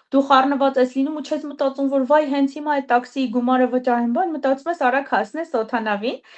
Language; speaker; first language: Armenian; native; Armenian